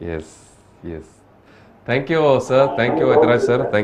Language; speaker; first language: Kannada; native; Kannada